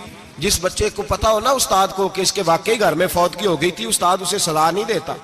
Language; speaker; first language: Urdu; non-native, local second language; Punjabi